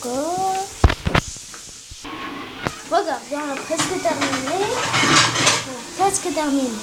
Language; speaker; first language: French; non-native, learner; Arabic